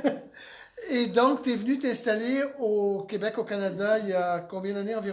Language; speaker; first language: French; native; French